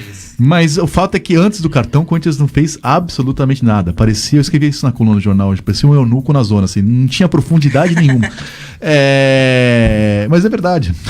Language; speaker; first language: Portuguese; native; Portuguese